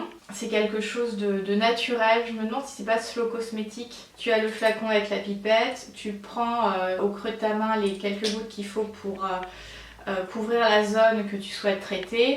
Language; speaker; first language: French; native; French